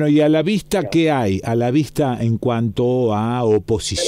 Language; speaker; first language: Spanish; native; Spanish